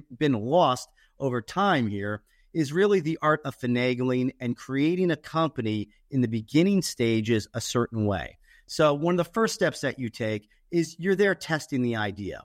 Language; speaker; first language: English; native; English